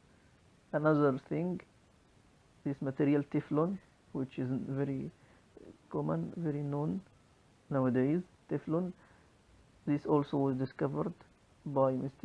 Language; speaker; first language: English; non-native, local second language; Arabic